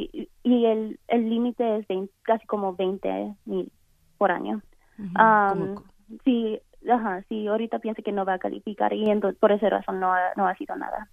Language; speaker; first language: Spanish; early bilingual, heritage; Spanish